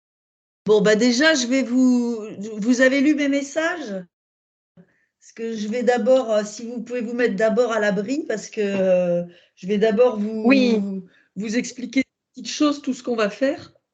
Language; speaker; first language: French; native; French